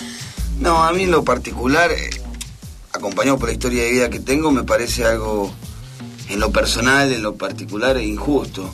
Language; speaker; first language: Spanish; native; Spanish